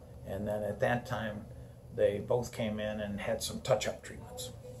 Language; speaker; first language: English; native; English